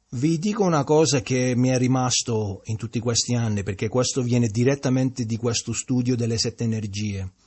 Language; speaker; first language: Italian; early bilingual, heritage; Italian